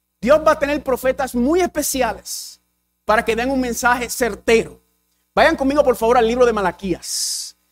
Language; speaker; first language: Spanish; early bilingual, heritage; English